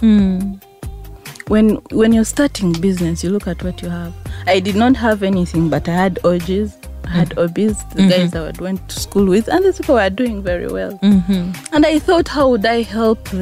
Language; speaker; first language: English; non-native, local second language; Ganda